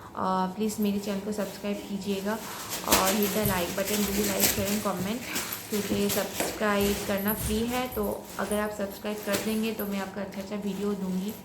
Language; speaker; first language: Hindi; non-native, local second language; Bangla